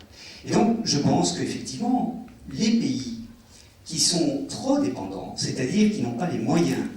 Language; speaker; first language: French; native; French